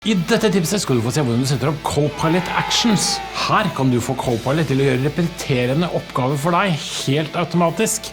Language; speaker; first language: Norwegian; native; Norwegian